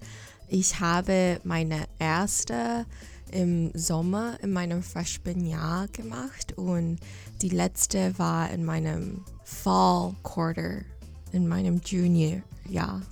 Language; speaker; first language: German; non-native, fluent; English